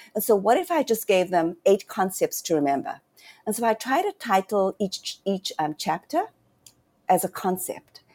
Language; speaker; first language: English; native; English